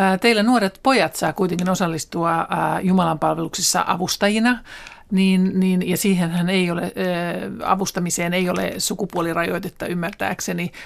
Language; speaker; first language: Finnish; native; Finnish